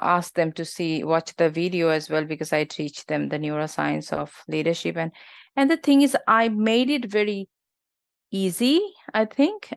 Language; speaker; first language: English; non-native, local second language; Bangla